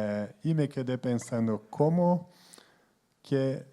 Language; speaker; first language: Spanish; non-native, fluent; Portuguese